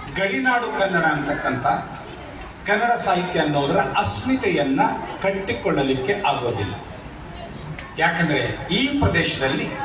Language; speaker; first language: Kannada; native; Kannada